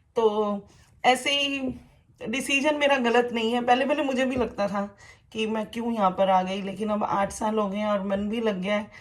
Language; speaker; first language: Hindi; native; Hindi